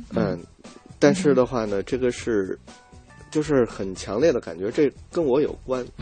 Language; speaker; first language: Chinese; native; Chinese